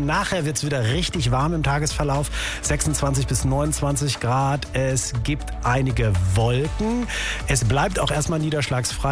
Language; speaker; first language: German; native; German